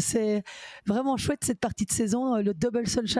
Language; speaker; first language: French; native; French